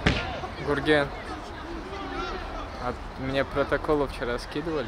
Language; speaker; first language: Russian; native; Russian